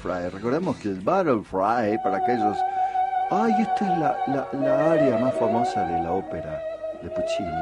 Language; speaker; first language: Spanish; native; Spanish